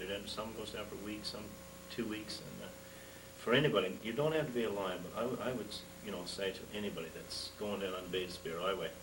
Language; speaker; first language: English; native; English